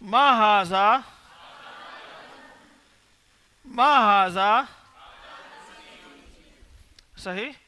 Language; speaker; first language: Arabic; non-native, fluent; Urdu